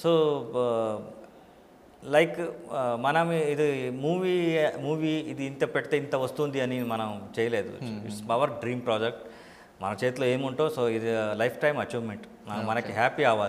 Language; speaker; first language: Telugu; non-native, learner; Kannada